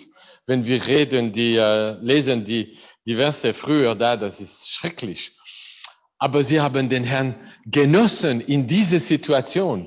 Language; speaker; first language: German; non-native, learner; English